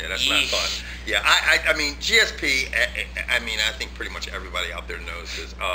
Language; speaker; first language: English; native; English